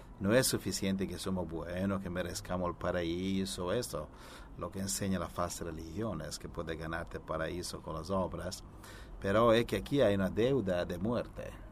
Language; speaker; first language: Spanish; non-native, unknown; Italian